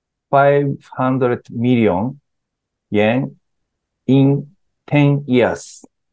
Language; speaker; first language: English; non-native, learner; Japanese